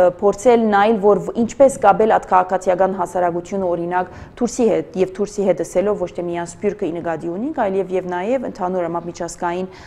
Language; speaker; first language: Armenian; early bilingual, heritage; Armenian